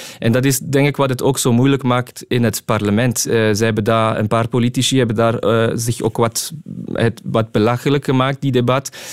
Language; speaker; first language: Dutch; non-native, local second language; German